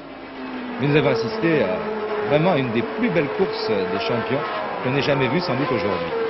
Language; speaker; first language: French; native; French